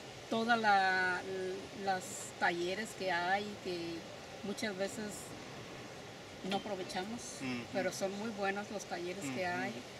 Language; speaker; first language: Spanish; native; Spanish